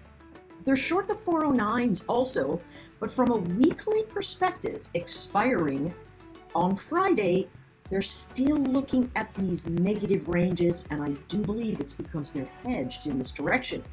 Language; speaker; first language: English; native; English